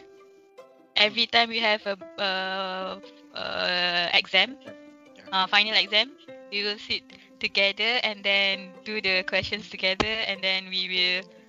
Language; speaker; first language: English; non-native, local second language; Malay